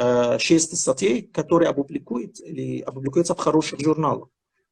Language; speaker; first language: Russian; non-native, fluent; Arabic